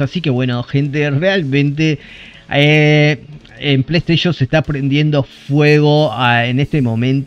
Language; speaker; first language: Spanish; native; Spanish